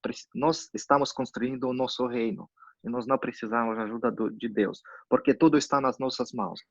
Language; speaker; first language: Portuguese; non-native, fluent; Russian